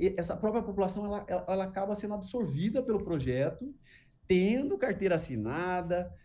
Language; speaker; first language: Portuguese; native; Portuguese